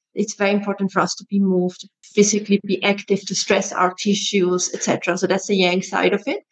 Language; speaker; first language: English; non-native, fluent; German